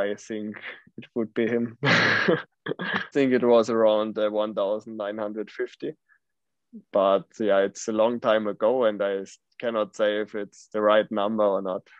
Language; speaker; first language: English; non-native, fluent; German